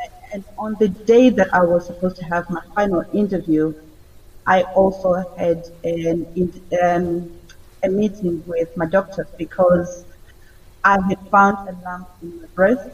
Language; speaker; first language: English; non-native, local second language; Shona